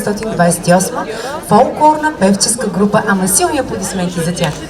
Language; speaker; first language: Bulgarian; native; Bulgarian